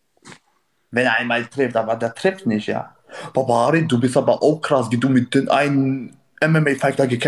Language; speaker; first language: German; non-native, learner; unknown